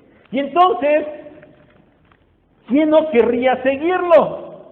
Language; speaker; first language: Spanish; native; Spanish